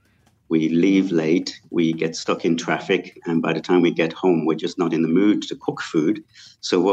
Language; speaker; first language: English; native; English